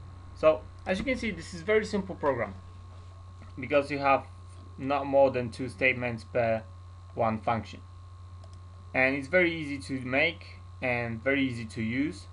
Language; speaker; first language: English; non-native, fluent; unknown